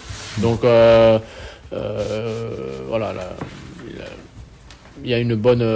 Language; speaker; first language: French; native; French